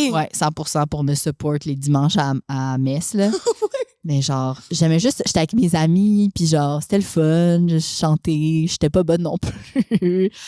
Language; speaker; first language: French; native; French